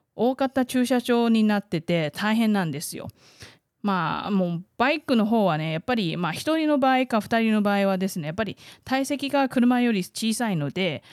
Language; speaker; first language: Japanese; non-native, fluent; Chinese